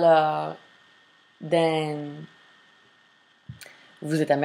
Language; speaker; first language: French; non-native, fluent; English